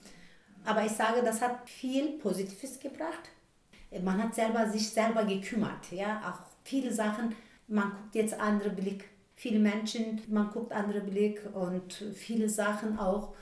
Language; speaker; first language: German; non-native, learner; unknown